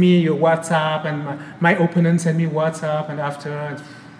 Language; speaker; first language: English; non-native, fluent; French